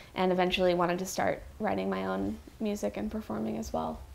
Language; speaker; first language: English; native; English